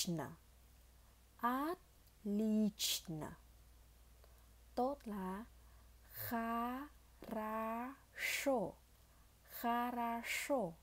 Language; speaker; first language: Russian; non-native, fluent; Vietnamese